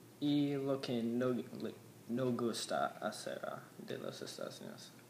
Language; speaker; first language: Spanish; non-native, learner; English